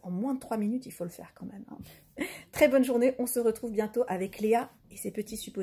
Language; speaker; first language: French; native; French